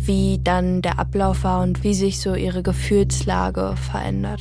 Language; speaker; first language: German; native; German